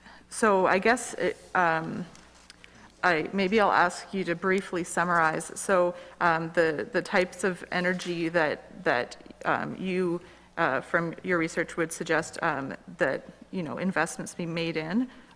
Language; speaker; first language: English; native; English